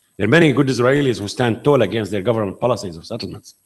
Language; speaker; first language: English; non-native, fluent; Arabic